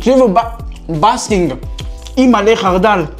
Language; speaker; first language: Hebrew; native; Hebrew